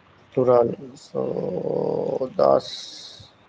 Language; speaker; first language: German; non-native, learner; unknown